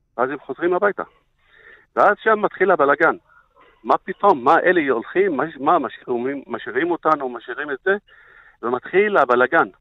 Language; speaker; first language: Hebrew; non-native, fluent; Arabic